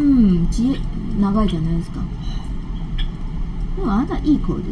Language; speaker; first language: Japanese; non-native, learner; Chinese